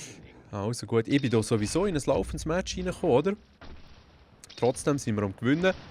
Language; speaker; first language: German; native; German